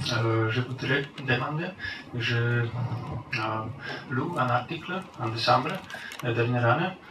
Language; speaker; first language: French; non-native, learner; Slovak